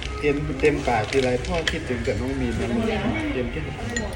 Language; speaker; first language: Thai; native; Thai